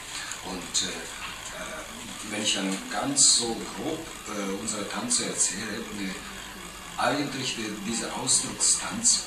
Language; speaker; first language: German; non-native, fluent; Japanese